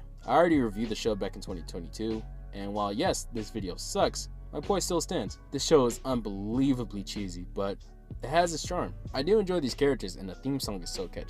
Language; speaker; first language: English; native; English